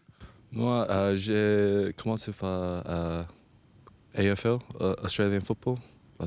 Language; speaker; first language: French; non-native, fluent; English